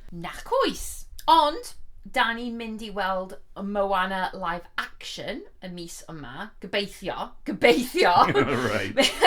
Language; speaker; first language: Welsh; non-native, fluent; English